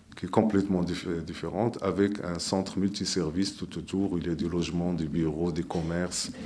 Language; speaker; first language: French; non-native, local second language; Arabic